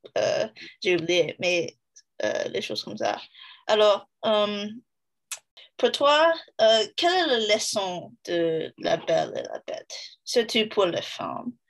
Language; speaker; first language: French; non-native, learner; English